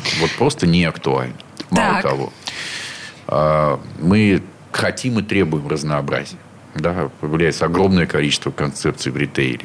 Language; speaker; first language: Russian; native; Russian